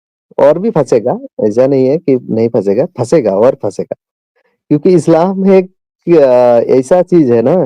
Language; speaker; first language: Hindi; non-native, local second language; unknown